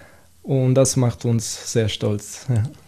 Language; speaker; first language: German; non-native, fluent; Italian